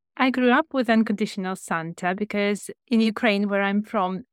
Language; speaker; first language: English; non-native, fluent; Ukrainian